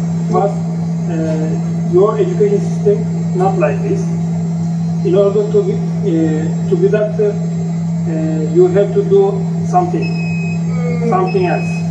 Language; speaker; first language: English; non-native, learner; Turkish